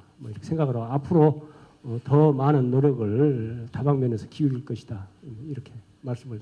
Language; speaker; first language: Korean; native; Korean